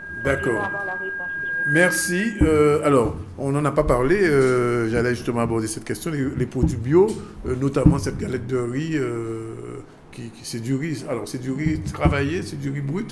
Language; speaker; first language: French; native; French